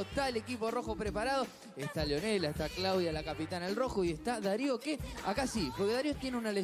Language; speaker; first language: Spanish; native; Spanish